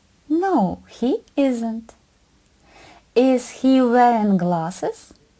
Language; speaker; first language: English; non-native, fluent; Ukrainian